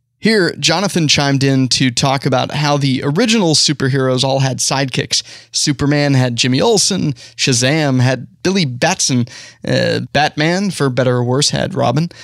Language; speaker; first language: English; native; English